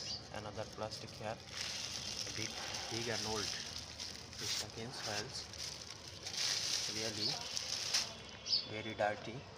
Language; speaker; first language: English; non-native, learner; Bangla